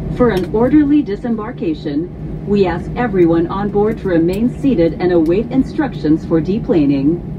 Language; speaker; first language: English; non-native, local second language; Filipino